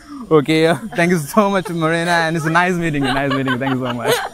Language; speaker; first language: English; non-native, local second language; Malayalam